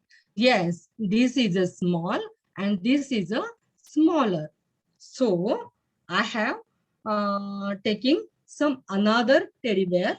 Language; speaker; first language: English; non-native, learner; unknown